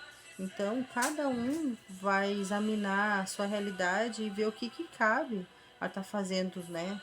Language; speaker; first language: Portuguese; native; Portuguese